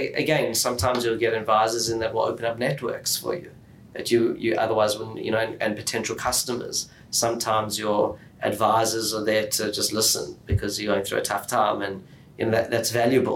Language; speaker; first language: English; native; English